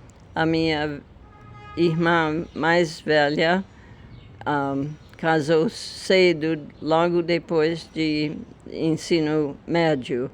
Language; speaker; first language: Portuguese; non-native, fluent; English